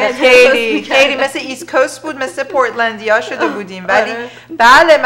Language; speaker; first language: Persian; early bilingual, heritage; Persian